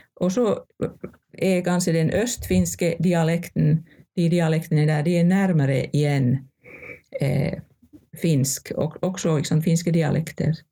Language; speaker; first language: Norwegian; non-native, fluent; Finnish